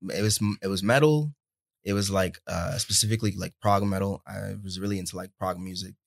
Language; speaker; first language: English; early bilingual, other home language; Spanish